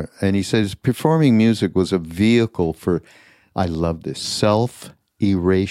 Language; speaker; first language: English; native; English